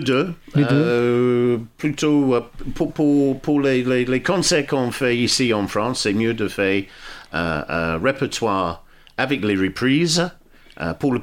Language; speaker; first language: French; non-native, fluent; English